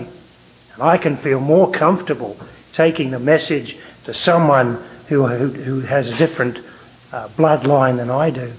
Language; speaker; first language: English; native; English